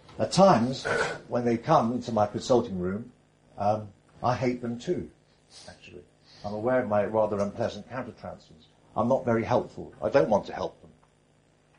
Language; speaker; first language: English; native; English